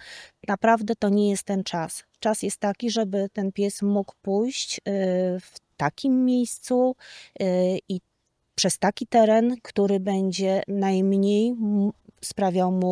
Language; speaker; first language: Polish; native; Polish